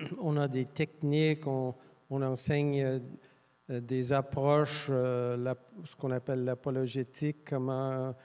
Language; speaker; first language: French; non-native, fluent; English